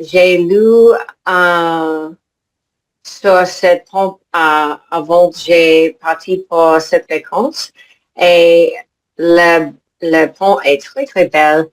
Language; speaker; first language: French; non-native, learner; English